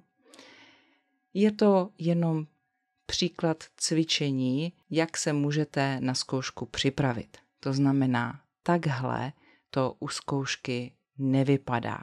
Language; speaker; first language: Czech; native; Czech